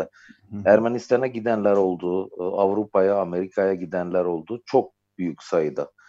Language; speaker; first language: Turkish; non-native, fluent; Armenian